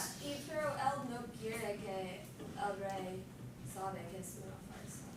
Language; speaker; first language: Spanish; non-native, learner; English